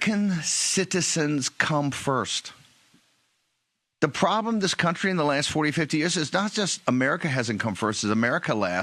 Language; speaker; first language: English; native; English